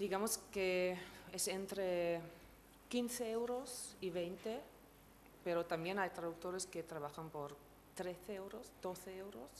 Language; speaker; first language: Spanish; non-native, fluent; German